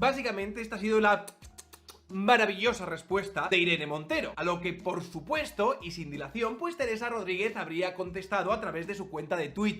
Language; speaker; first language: Spanish; native; Spanish